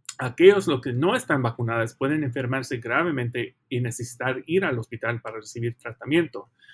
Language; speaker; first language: Spanish; early bilingual, heritage; Spanish